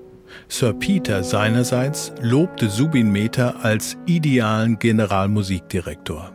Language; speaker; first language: German; native; German